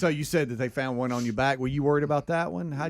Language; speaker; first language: English; native; English